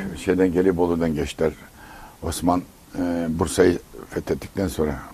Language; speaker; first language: Turkish; native; Turkish